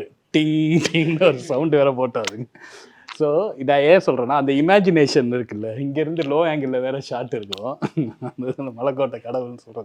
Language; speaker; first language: Tamil; native; Tamil